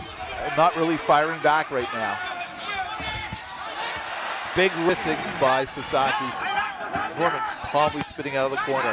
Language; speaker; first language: English; native; English